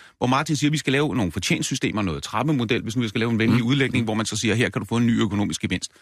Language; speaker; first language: Danish; native; Danish